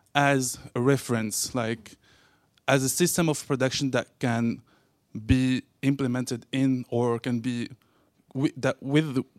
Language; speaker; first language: English; non-native, fluent; Arabic